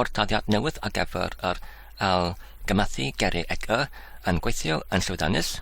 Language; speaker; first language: Welsh; non-native, learner; Polish